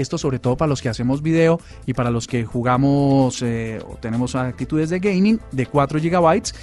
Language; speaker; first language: Spanish; native; Spanish